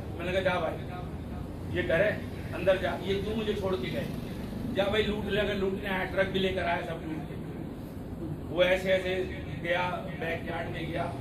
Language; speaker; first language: Urdu; native; Urdu